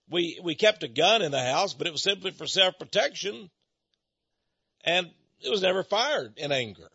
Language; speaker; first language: English; native; English